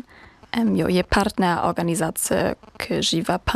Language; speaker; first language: Czech; non-native, learner; German